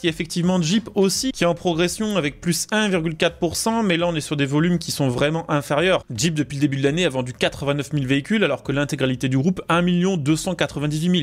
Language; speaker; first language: French; native; French